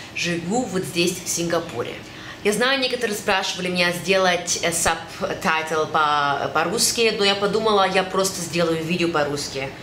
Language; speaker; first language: Russian; early bilingual, other home language; German